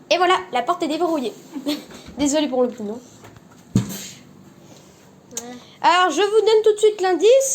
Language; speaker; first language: French; native; French